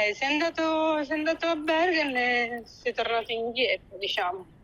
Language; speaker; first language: Italian; native; Italian